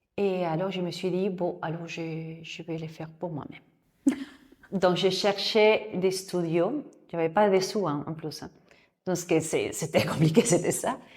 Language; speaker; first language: French; non-native, fluent; Spanish